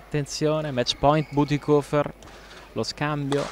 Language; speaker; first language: Italian; native; Italian